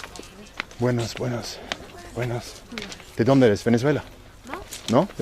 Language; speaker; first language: Spanish; non-native, learner; English